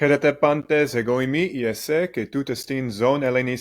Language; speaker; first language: Greek; non-native, fluent; English